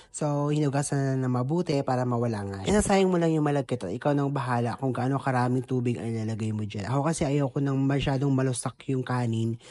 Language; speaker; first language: Filipino; non-native, local second language; Cebuano